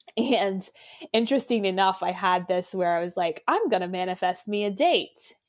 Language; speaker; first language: English; non-native, local second language; Pennsylvania German